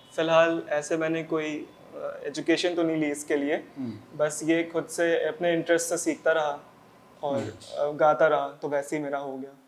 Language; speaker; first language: Hindi; native; Hindi